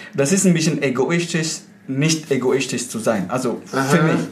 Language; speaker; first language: German; non-native, fluent; Indonesian